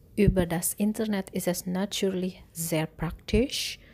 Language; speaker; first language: German; non-native, learner; Indonesian